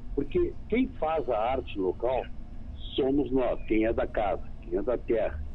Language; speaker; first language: Portuguese; native; Portuguese